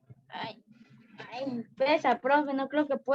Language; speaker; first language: Spanish; native; Spanish